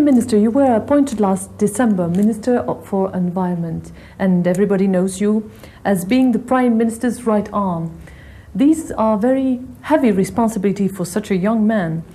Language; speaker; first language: English; non-native, fluent; French